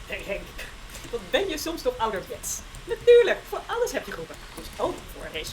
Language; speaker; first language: Dutch; non-native, learner; English